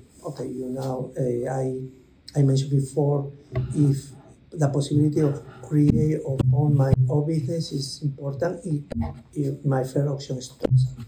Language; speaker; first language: English; non-native, learner; Spanish